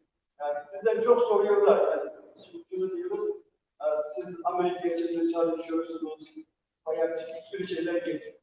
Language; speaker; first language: Turkish; non-native, fluent; Uyghur